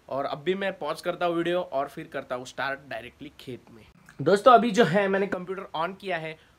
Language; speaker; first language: Hindi; non-native, local second language; Marathi